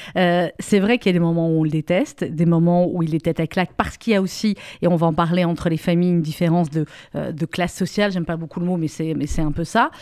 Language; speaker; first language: French; native; French